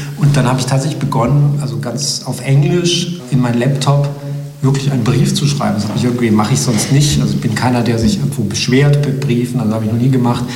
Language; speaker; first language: German; early bilingual, other home language; Slovenian